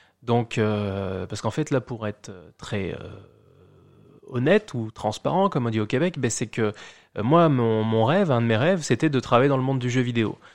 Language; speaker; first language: French; native; French